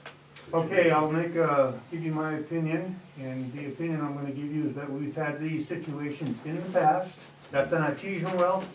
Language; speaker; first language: English; native; English